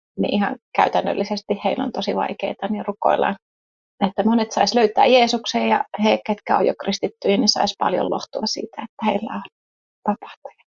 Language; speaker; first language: Finnish; native; Finnish